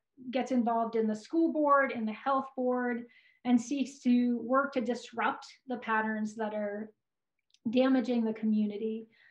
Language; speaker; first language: English; native; English